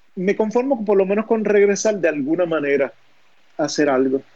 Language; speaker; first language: Spanish; native; Spanish